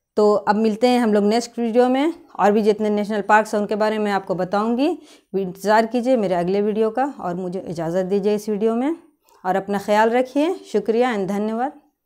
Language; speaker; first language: Hindi; native; Hindi